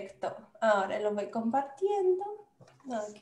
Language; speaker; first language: Spanish; non-native, fluent; Romanian